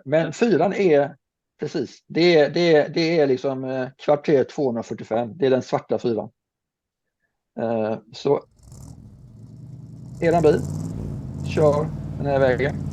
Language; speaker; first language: Swedish; native; Swedish